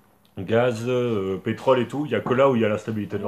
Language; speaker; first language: French; native; French